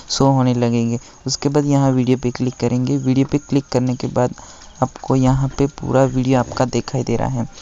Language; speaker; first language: Hindi; non-native, local second language; Gujarati